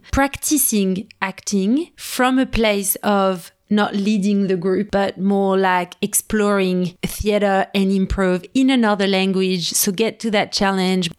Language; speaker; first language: English; non-native, fluent; French